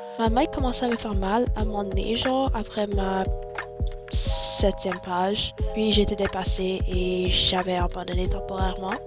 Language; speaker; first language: French; early bilingual, other home language; Chinese